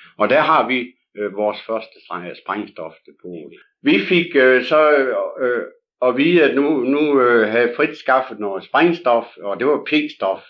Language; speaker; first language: Danish; native; Danish